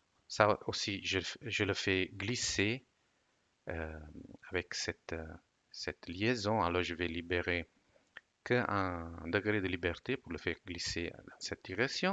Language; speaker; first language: French; non-native, fluent; Italian